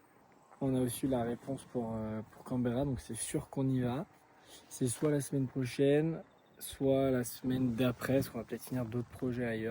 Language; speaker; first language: French; native; French